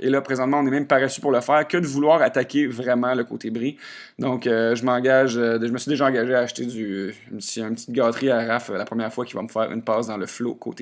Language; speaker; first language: French; native; French